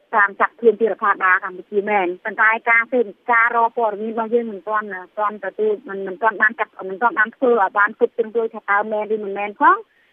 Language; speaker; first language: Khmer; native; Khmer